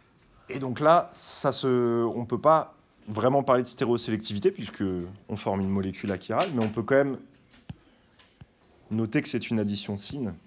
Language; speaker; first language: French; native; French